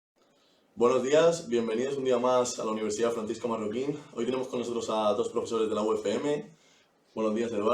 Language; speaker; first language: Spanish; native; Spanish